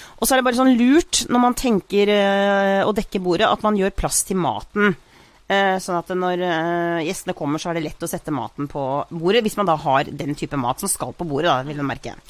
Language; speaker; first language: Norwegian; native; Norwegian